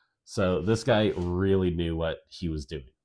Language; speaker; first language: English; native; English